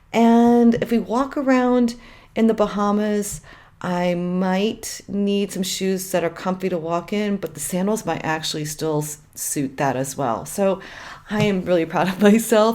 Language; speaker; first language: English; native; English